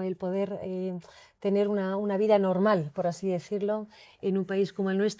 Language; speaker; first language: Spanish; native; Spanish